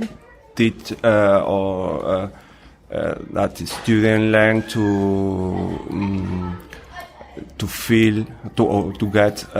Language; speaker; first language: English; non-native, learner; Spanish